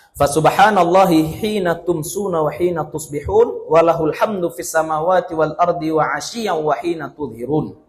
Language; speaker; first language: Malay; native; Malay